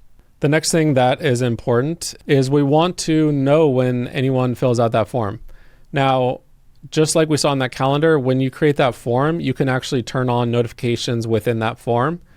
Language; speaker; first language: English; native; English